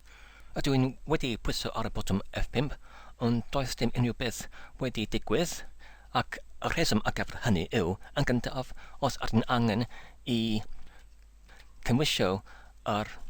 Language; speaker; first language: Welsh; non-native, learner; English